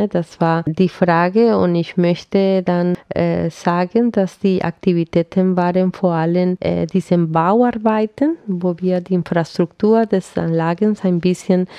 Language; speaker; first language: German; non-native, fluent; Spanish